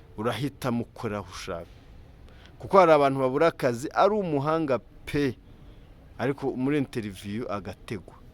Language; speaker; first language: Kinyarwanda; native; Kinyarwanda